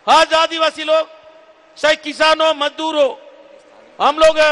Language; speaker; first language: Hindi; native; Hindi